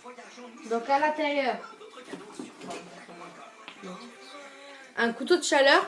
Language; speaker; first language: French; native; French